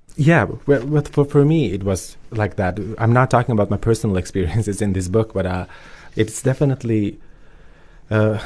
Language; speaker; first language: English; early bilingual, other home language; Albanian